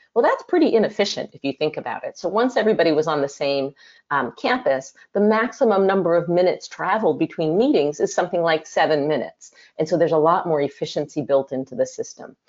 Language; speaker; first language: English; native; English